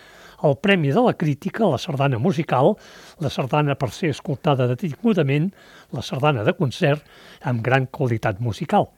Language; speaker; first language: Catalan; native; Catalan